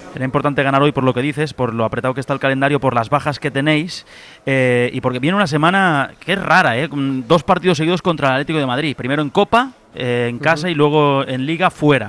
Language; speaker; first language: Spanish; native; Spanish